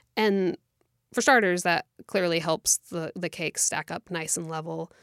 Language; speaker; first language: English; native; English